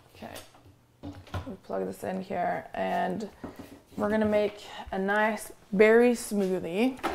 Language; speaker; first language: English; non-native, fluent; Norwegian